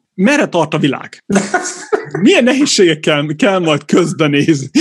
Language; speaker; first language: Hungarian; native; Hungarian